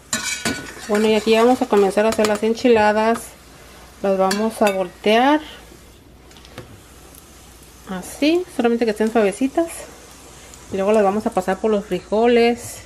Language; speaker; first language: Spanish; native; Spanish